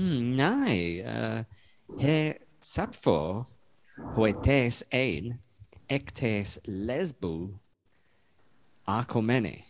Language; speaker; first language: Greek; non-native, learner; English